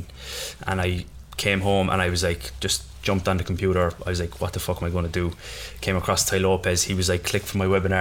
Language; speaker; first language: English; native; English